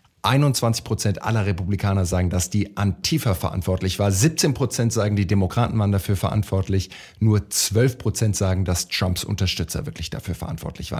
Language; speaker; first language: German; native; German